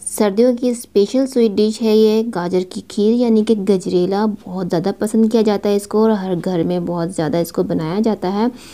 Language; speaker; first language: Urdu; native; Urdu